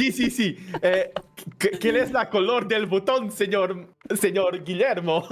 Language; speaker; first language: Spanish; non-native, learner; Portuguese